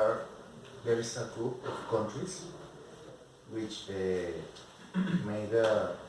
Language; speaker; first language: English; non-native, learner; Spanish